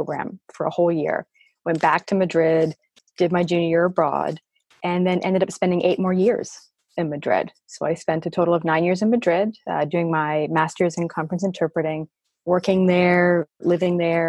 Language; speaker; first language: English; native; English